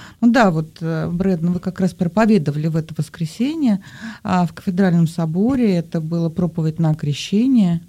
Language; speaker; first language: Russian; native; Russian